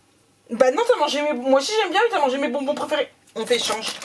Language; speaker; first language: French; native; French